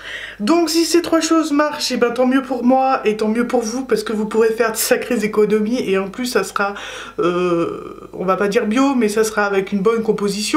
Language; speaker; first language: French; native; French